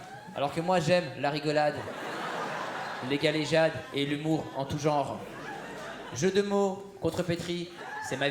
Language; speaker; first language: French; native; French